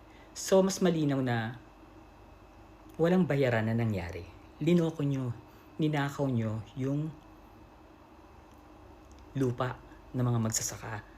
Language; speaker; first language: Filipino; native; Filipino